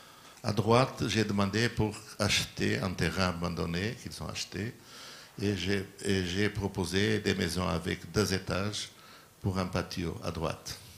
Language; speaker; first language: French; non-native, learner; Portuguese